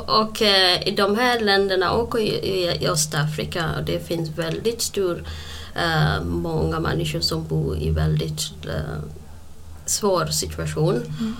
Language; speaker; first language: Swedish; non-native, fluent; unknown